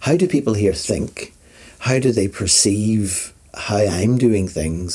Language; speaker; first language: English; native; English